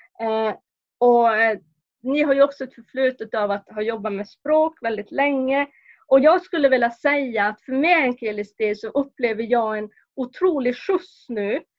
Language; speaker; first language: Swedish; native; Swedish